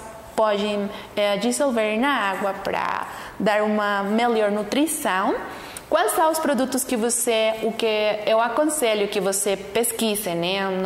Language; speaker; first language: Portuguese; non-native, learner; Spanish